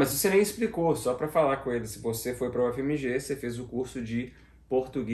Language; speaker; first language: Portuguese; native; Portuguese